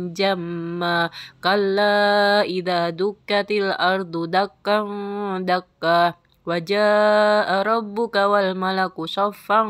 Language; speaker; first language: Arabic; non-native, learner; Indonesian